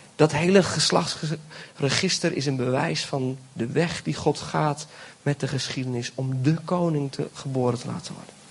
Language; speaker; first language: Dutch; native; Dutch